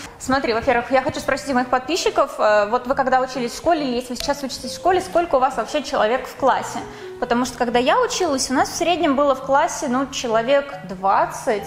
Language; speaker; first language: Russian; native; Russian